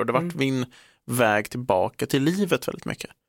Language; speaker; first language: Swedish; native; Swedish